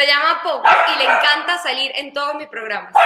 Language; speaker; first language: Spanish; native; Spanish